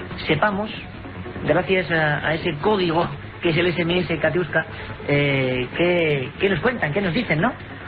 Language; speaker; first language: Spanish; native; Spanish